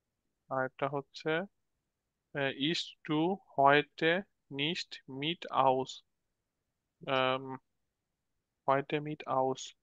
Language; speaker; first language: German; non-native, learner; Bangla